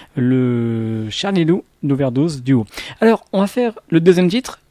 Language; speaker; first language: French; native; French